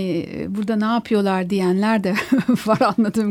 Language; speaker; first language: Turkish; native; Turkish